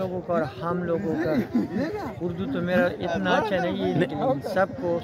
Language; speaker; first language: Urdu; non-native, local second language; Pashto